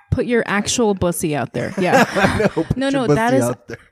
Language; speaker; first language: English; early bilingual, other home language; Korean